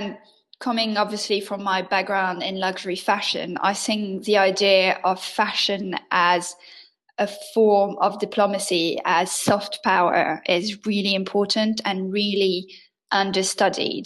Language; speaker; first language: English; non-native, fluent; French